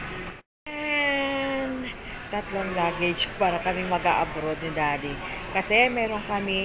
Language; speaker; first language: Filipino; native; Filipino